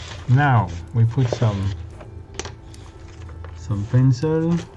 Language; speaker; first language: English; non-native, fluent; French